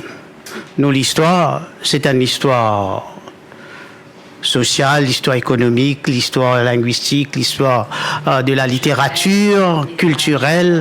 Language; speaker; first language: French; non-native, local second language; Morisyen